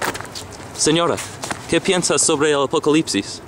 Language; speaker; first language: Spanish; non-native, learner; English